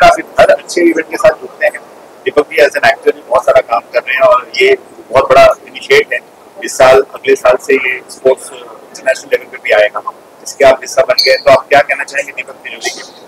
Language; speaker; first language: Hindi; native; Hindi